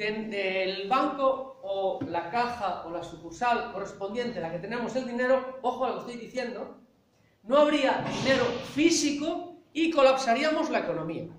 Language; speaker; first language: Spanish; native; Spanish